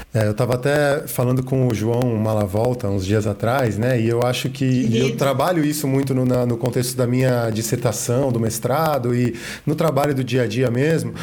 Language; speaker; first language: Portuguese; native; Portuguese